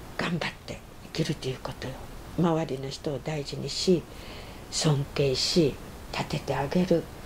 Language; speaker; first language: Japanese; native; Japanese